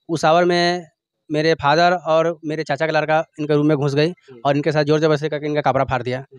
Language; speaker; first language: Hindi; native; Hindi